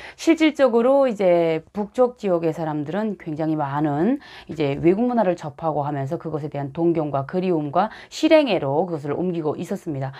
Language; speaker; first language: Korean; native; Korean